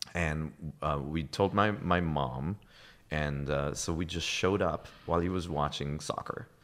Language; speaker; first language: English; non-native, fluent; German